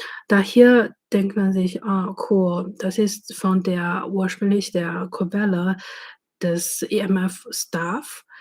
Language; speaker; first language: German; non-native, fluent; Chinese